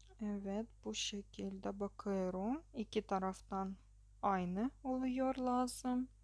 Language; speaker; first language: Turkish; non-native, learner; Russian